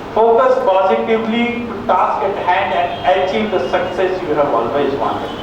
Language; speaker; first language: English; non-native, local second language; Gujarati